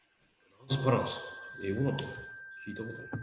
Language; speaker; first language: Japanese; native; Japanese